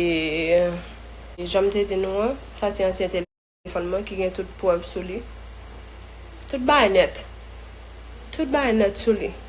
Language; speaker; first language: French; non-native, local second language; Haitian Creole